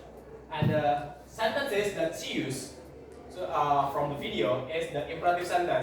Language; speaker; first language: English; non-native, learner; Indonesian